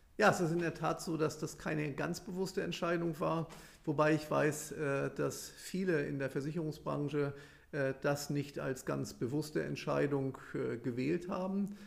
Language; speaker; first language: German; native; German